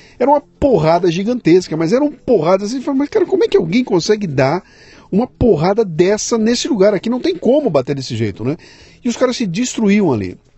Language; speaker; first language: Portuguese; native; Portuguese